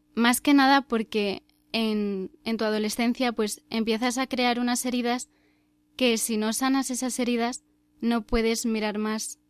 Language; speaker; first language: Spanish; native; Spanish